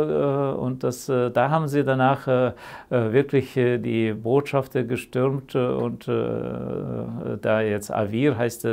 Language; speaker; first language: German; early bilingual, heritage; German